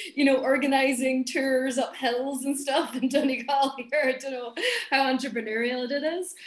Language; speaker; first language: English; native; English